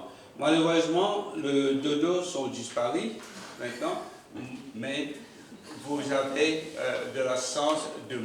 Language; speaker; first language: French; non-native, local second language; Morisyen